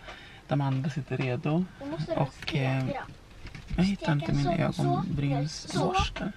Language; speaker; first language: Swedish; native; Swedish